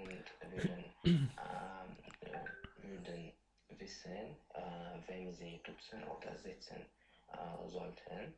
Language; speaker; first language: German; non-native, learner; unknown